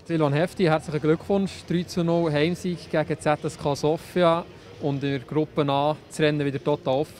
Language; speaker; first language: German; native; German